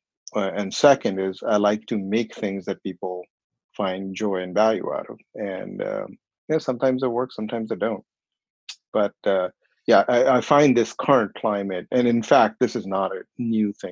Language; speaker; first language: English; non-native, local second language; Hindi